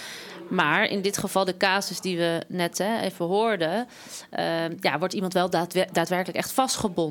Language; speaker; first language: Dutch; native; Dutch